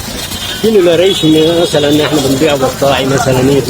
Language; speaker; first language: Arabic; native; Arabic